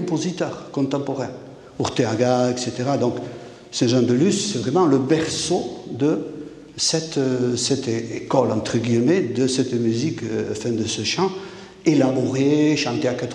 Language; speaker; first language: French; native; French